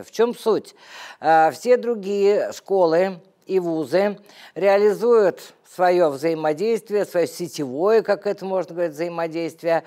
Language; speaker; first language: Russian; native; Russian